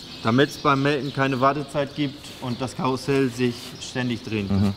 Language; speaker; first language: German; native; German